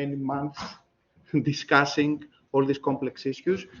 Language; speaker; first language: English; non-native, fluent; Greek